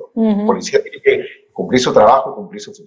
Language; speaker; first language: Spanish; native; Spanish